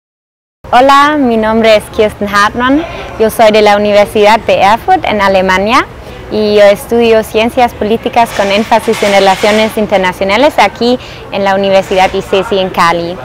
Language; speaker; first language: Spanish; non-native, fluent; German